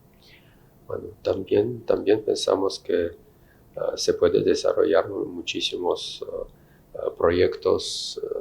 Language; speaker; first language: Spanish; non-native, fluent; Russian